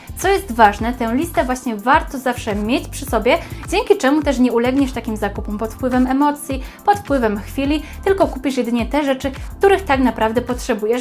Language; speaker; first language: Polish; native; Polish